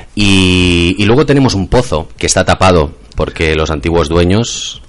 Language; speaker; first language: Spanish; non-native, local second language; Catalan